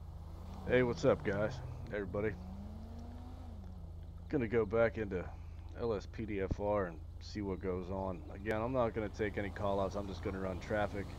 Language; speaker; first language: English; native; English